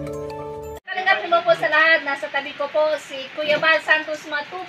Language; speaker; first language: Filipino; non-native, local second language; Cebuano